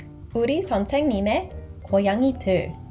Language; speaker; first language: Korean; non-native, fluent; English